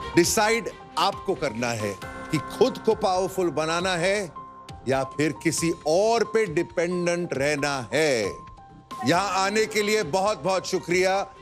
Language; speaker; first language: Hindi; native; Hindi